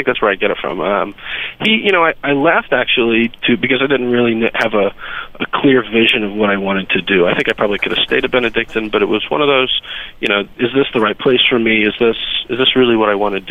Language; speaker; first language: English; native; English